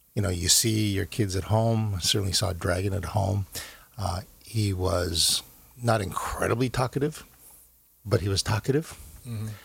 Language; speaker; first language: English; native; English